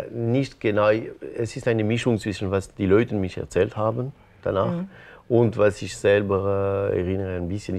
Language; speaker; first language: German; non-native, local second language; French